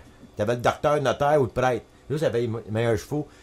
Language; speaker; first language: French; native; French